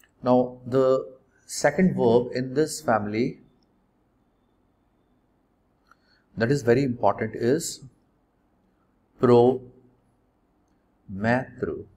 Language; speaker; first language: English; non-native, local second language; Hindi